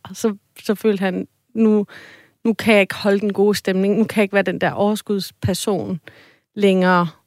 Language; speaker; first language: Danish; native; Danish